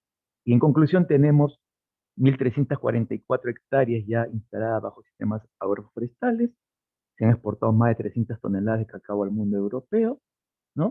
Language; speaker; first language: Spanish; native; Spanish